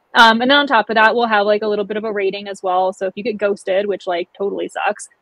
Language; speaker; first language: English; native; English